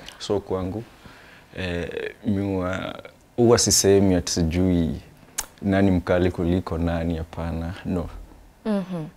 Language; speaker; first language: Swahili; native; Swahili